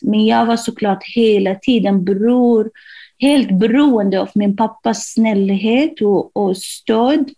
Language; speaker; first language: Swedish; non-native, fluent; Arabic